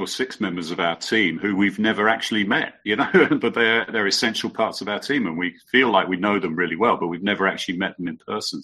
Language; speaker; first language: English; native; English